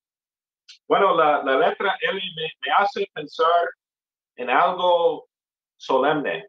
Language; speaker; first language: Spanish; non-native, fluent; English